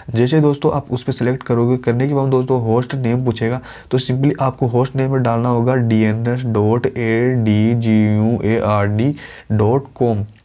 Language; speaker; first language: Hindi; native; Hindi